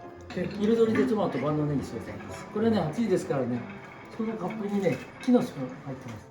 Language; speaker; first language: Japanese; native; Japanese